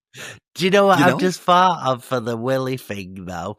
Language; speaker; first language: English; native; English